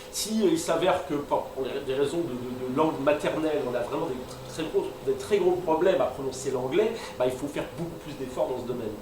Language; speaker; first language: French; native; French